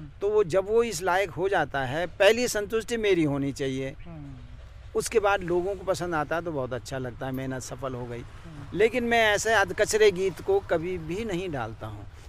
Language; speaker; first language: Hindi; non-native, local second language; Garhwali